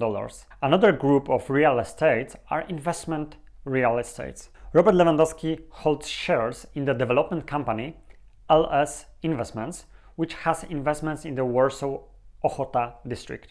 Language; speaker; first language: English; non-native, fluent; Polish